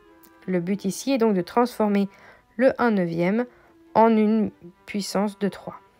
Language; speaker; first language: French; native; French